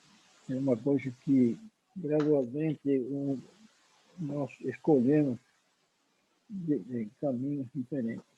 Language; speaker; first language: Portuguese; non-native, fluent; Spanish